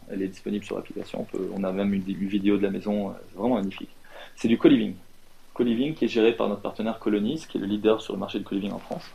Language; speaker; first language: French; non-native, local second language; Arabic